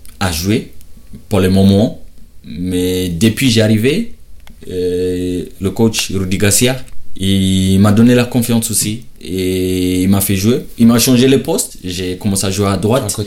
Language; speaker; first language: French; non-native, learner; Shona